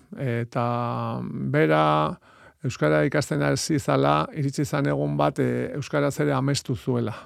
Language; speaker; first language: Basque; native; Basque